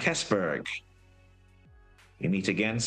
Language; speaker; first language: English; native; English